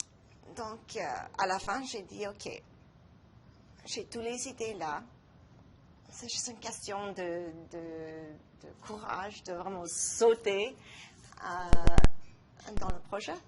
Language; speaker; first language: French; non-native, local second language; English